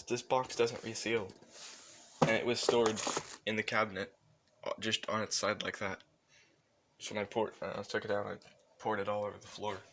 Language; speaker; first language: English; native; English